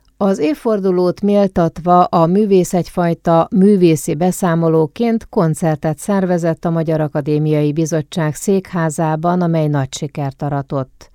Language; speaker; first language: Hungarian; native; Hungarian